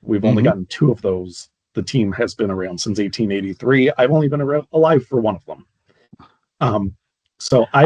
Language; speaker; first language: English; native; English